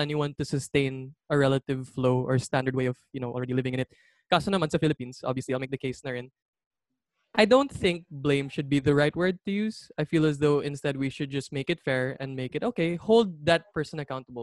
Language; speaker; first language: English; non-native, local second language; Filipino